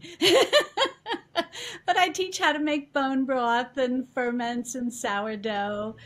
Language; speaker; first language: English; native; English